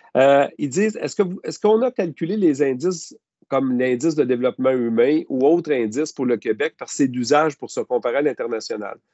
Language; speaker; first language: French; native; French